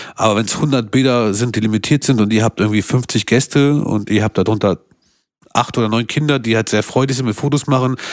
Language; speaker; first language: German; early bilingual, other home language; Albanian